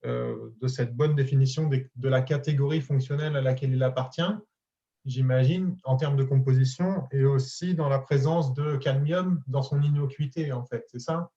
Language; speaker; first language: French; native; French